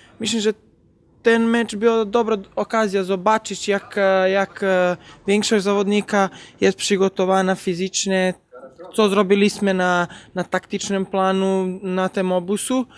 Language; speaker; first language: Polish; non-native, learner; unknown